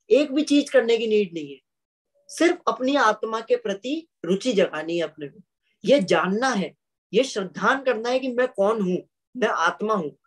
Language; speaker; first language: Hindi; native; Hindi